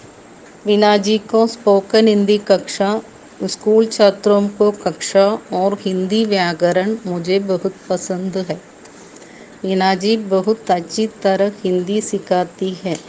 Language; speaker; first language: Hindi; non-native, learner; Malayalam